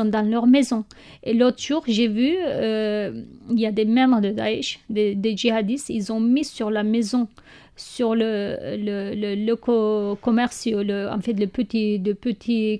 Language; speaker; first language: French; non-native, learner; Kurdish